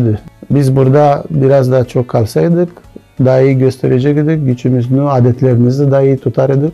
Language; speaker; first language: Turkish; non-native, learner; Crimean Tatar